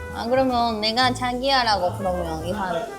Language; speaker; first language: Korean; non-native, learner; Japanese